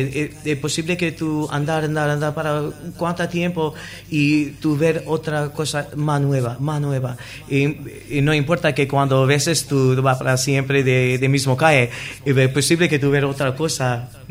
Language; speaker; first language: Spanish; non-native, learner; English